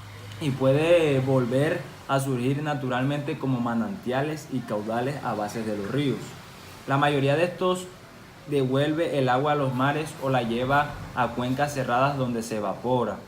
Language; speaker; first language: Spanish; native; Spanish